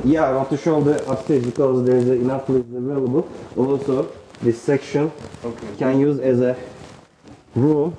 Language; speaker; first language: English; non-native, fluent; Turkish